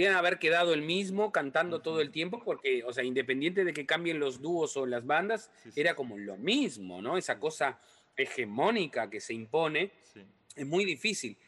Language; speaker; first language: Spanish; non-native, local second language; Portuguese